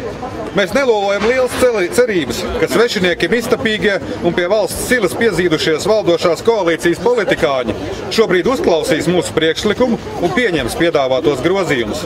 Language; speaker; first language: Latvian; native; Latvian